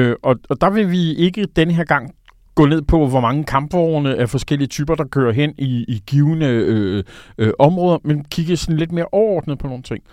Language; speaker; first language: Danish; native; Danish